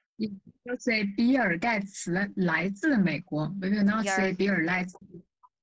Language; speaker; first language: Chinese; non-native, fluent; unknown